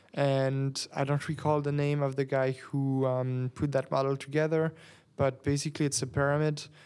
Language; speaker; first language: English; non-native, fluent; French